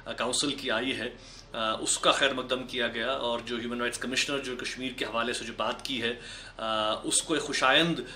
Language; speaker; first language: Urdu; non-native, local second language; Kashmiri